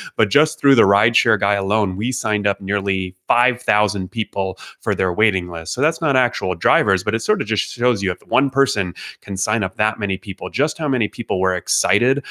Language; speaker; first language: English; native; English